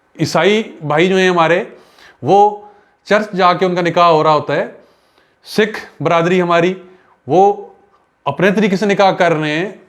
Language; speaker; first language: Urdu; non-native, local second language; Pahari-Potwari